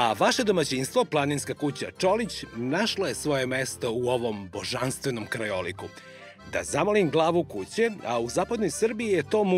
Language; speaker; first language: Serbian; native; Serbian